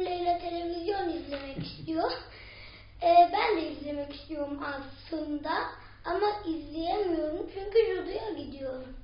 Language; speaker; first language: Turkish; non-native, learner; German